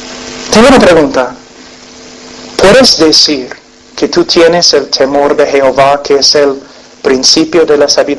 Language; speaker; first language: Spanish; non-native, fluent; English